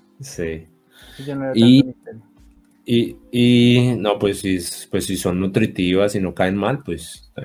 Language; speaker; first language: Spanish; native; Spanish